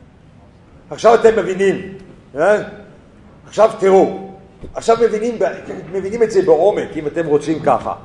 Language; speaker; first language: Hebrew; non-native, fluent; English